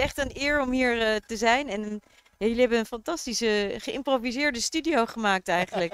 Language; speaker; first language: Dutch; native; Dutch